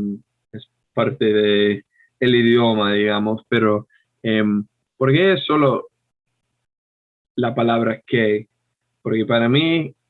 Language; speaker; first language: Spanish; non-native, fluent; English